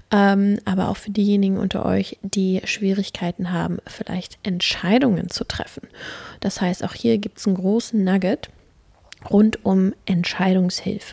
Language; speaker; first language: German; native; German